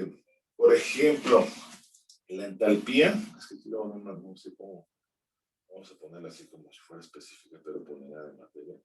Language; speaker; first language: Spanish; native; Spanish